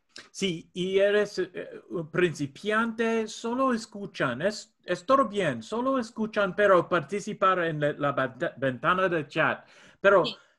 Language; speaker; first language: Spanish; non-native, learner; English